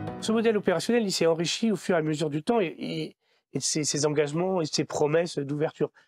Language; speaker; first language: French; native; French